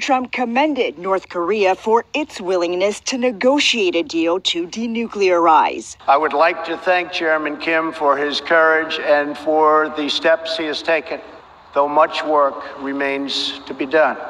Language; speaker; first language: English; native; English